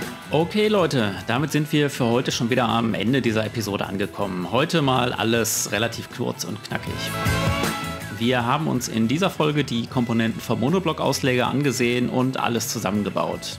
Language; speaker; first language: German; native; German